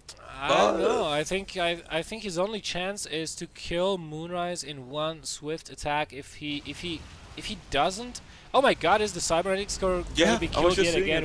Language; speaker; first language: English; non-native, fluent; Dutch